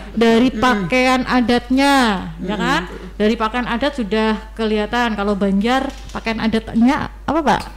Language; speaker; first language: Indonesian; native; Indonesian